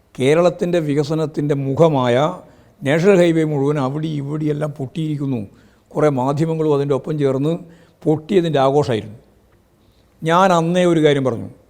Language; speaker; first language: Malayalam; native; Malayalam